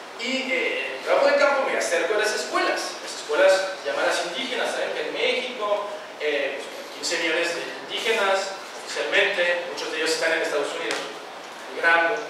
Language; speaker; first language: Spanish; non-native, fluent; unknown